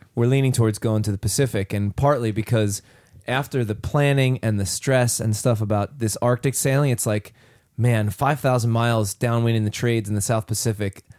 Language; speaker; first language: English; native; English